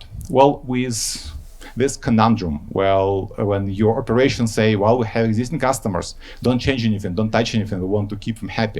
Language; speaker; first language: English; non-native, fluent; Ukrainian